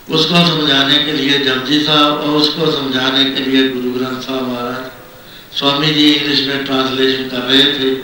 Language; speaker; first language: Hindi; non-native, local second language; Punjabi